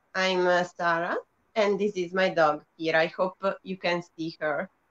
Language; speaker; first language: English; non-native, fluent; Italian